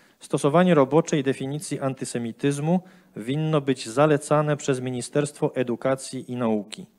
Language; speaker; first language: Polish; native; Polish